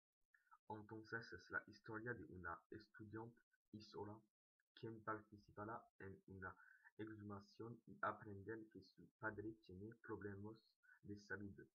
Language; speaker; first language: Spanish; non-native, learner; French